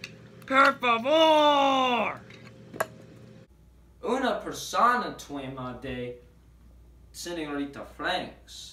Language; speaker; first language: Spanish; non-native, learner; English